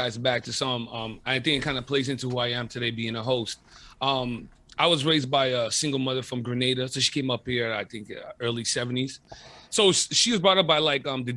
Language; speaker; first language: English; native; English